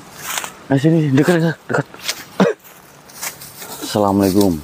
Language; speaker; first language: Indonesian; native; Indonesian